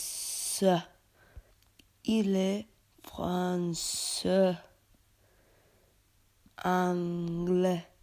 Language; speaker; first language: French; non-native, learner; Spanish